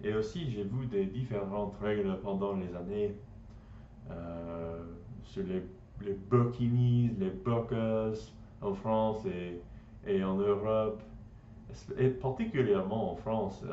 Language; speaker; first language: French; non-native, learner; English